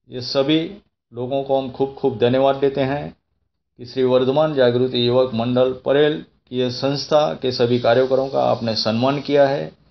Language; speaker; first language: Hindi; non-native, local second language; Gujarati